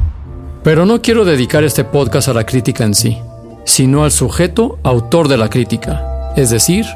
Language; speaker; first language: Spanish; native; Spanish